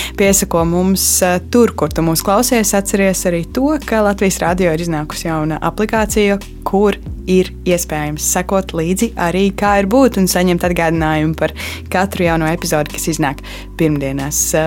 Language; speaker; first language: Latvian; native; Latvian